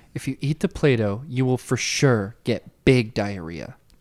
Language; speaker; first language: English; native; English